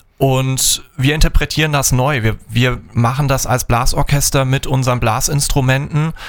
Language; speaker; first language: German; native; German